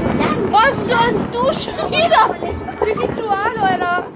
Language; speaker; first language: German; early bilingual, other home language; Filipino